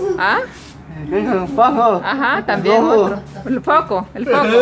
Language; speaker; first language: Spanish; native; Spanish